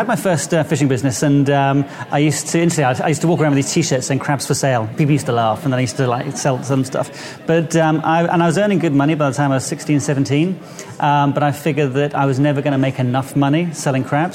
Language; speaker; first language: English; native; English